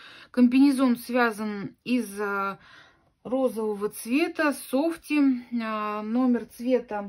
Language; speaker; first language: Russian; native; Russian